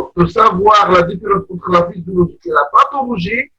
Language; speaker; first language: French; non-native, local second language; Arabic